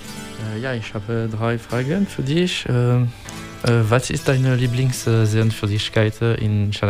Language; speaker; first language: German; non-native, learner; English